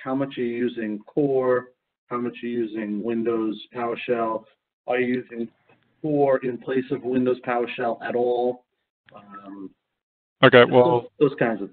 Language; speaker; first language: English; native; English